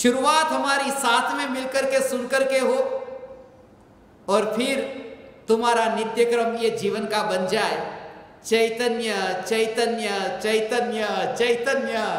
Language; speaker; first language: Hindi; non-native, local second language; Gujarati